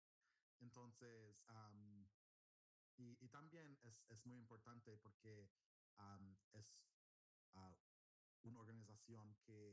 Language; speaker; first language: Spanish; non-native, learner; English